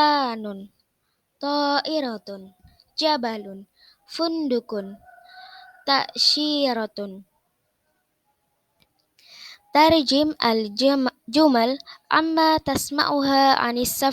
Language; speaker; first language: Arabic; non-native, fluent; Indonesian